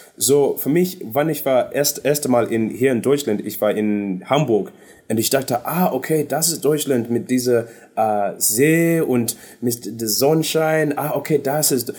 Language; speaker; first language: German; non-native, learner; English